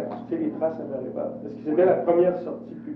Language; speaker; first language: French; native; French